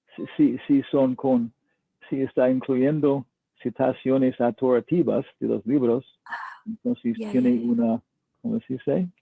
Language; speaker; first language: Spanish; non-native, learner; English